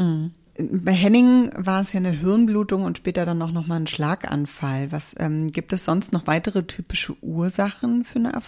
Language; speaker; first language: German; native; German